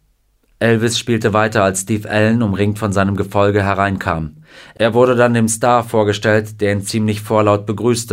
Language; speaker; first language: German; native; German